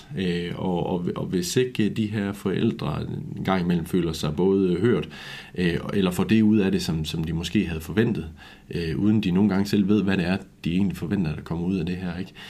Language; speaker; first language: Danish; native; Danish